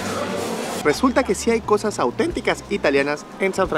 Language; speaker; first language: Spanish; native; Spanish